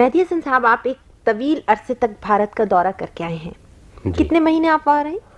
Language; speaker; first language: Urdu; native; Urdu